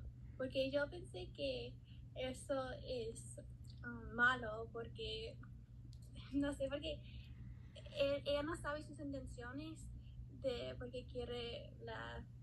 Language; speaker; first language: Spanish; non-native, learner; English